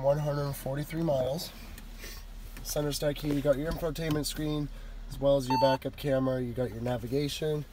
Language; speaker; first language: English; native; English